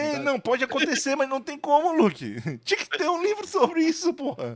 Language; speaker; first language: Portuguese; native; Portuguese